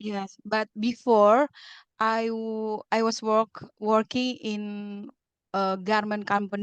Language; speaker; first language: English; non-native, learner; Indonesian